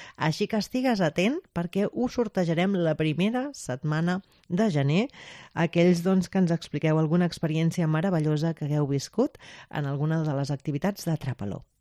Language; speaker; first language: Catalan; native; Catalan